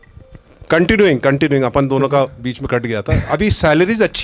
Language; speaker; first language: Hindi; native; Hindi